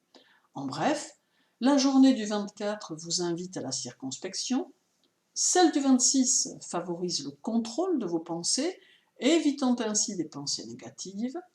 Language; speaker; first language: French; native; French